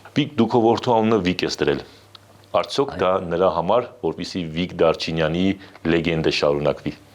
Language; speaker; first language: Armenian; native; Armenian